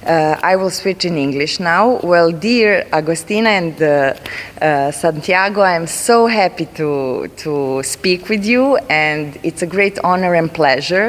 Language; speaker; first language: English; non-native, fluent; Serbian